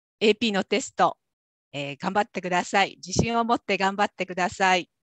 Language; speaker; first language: Japanese; native; Japanese